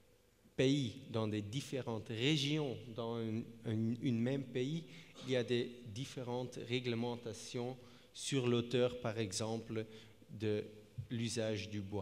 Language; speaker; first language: French; non-native, fluent; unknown